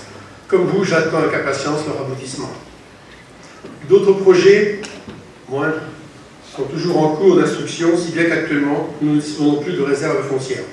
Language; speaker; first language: French; native; French